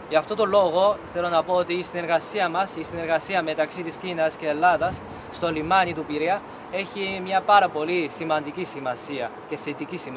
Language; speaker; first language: Greek; non-native, fluent; Chinese